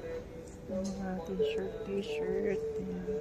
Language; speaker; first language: Filipino; native; Filipino